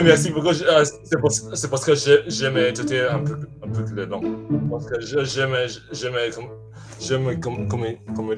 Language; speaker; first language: French; non-native, learner; Spanish